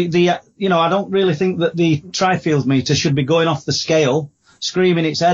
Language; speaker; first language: English; native; English